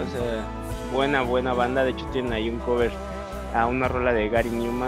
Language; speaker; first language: Spanish; native; Spanish